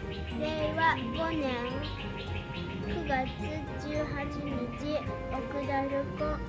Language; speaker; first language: Japanese; early bilingual, heritage; Japanese